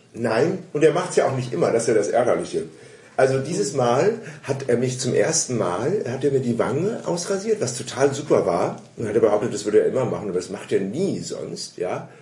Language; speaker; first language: German; native; German